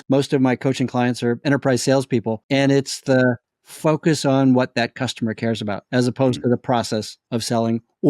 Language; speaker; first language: English; native; English